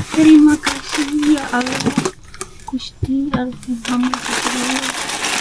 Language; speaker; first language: Indonesian; non-native, local second language; Sundanese